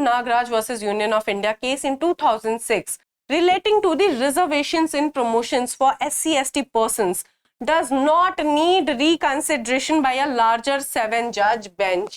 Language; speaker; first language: English; non-native, local second language; Hindi